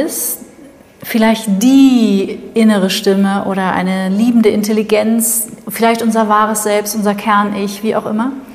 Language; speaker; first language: German; native; German